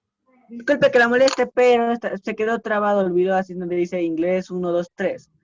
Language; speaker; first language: Spanish; native; Spanish